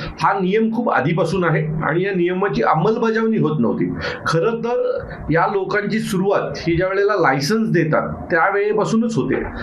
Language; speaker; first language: Marathi; native; Marathi